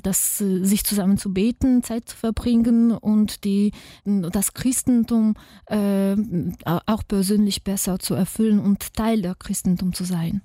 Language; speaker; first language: German; non-native, fluent; Polish